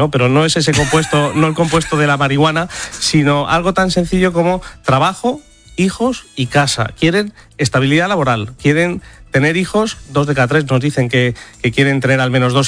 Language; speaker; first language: Spanish; native; Spanish